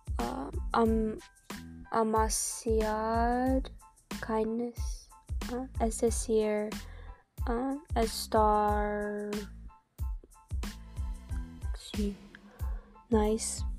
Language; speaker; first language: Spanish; non-native, learner; English